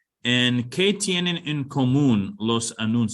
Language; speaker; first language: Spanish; non-native, fluent; English